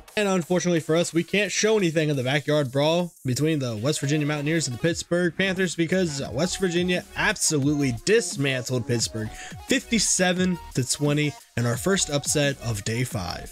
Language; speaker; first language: English; native; English